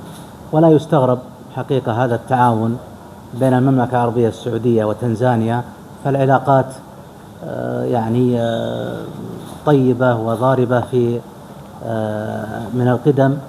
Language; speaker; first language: Arabic; native; Arabic